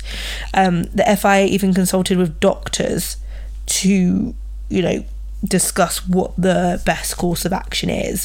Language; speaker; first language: English; native; English